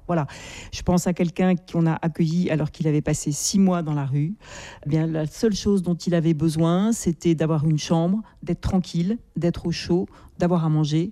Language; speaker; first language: French; native; French